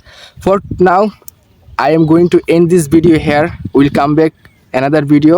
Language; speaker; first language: English; non-native, learner; Bangla